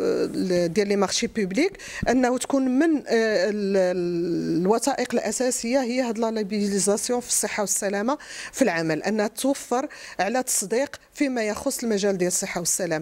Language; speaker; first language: Arabic; native; Arabic